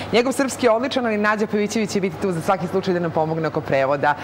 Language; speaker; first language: Serbian; native; Serbian